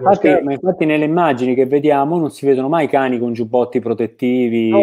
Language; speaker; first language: Italian; native; Italian